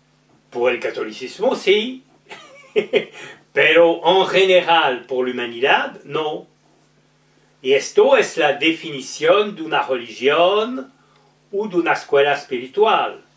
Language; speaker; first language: Spanish; non-native, learner; French